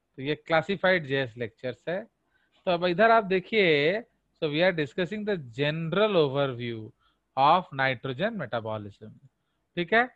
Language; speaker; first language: Hindi; non-native, local second language; Odia